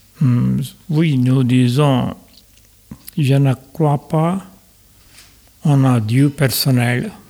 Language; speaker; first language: French; non-native, fluent; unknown